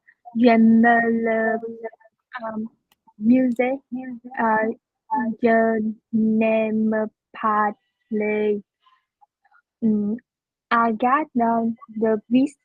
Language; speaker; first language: French; non-native, learner; Vietnamese